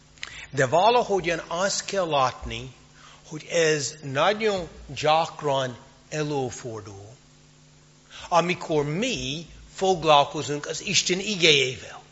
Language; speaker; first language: Hungarian; non-native, fluent; English